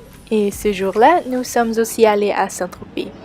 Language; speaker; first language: French; non-native, local second language; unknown